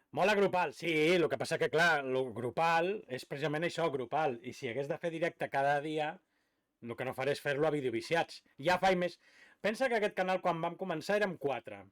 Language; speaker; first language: Catalan; native; Catalan